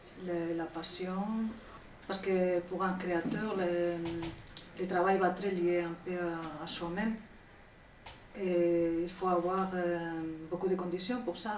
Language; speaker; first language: French; non-native, fluent; Spanish